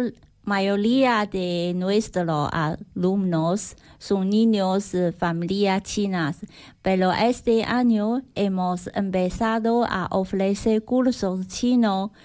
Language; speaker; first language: Spanish; non-native, learner; Chinese